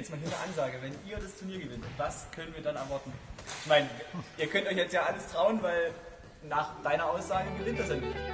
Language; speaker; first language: German; native; German